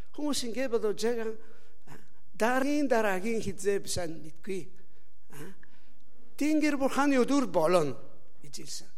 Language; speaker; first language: Mongolian; non-native, learner; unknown